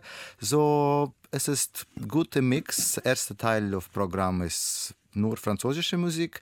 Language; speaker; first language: German; non-native, learner; Russian